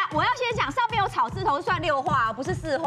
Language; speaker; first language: Chinese; native; Chinese